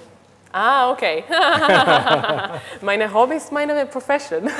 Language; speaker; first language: German; non-native, learner; Hebrew